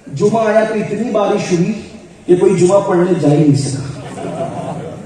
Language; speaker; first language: Urdu; native; Urdu